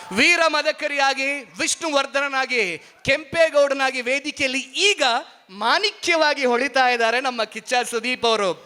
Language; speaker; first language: Kannada; non-native, local second language; Tulu